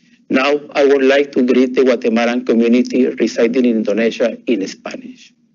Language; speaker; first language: English; non-native, fluent; Spanish